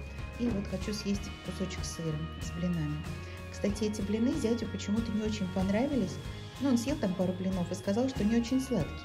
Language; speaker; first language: Russian; native; Russian